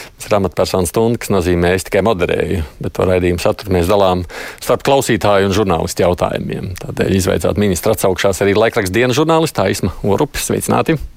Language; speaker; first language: Latvian; native; Latvian